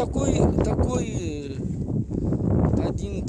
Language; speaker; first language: Russian; non-native, learner; Arabic